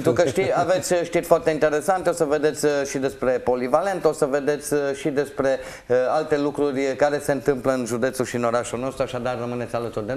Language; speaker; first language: Romanian; native; Romanian